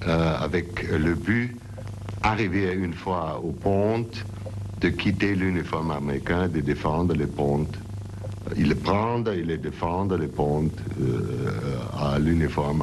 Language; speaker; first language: French; non-native, learner; German